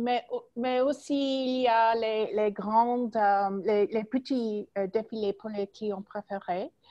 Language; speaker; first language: French; non-native, learner; English